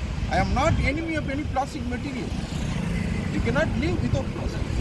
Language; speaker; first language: English; non-native, local second language; Tamil